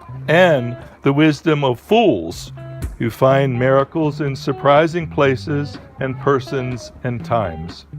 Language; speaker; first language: English; native; English